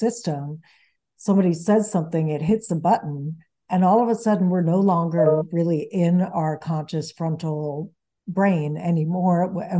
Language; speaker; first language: English; early bilingual, other home language; Spanish